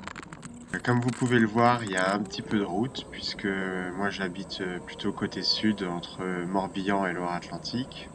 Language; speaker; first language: French; native; French